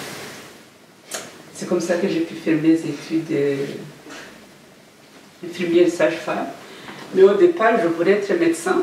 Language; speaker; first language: French; non-native, local second language; Kinyarwanda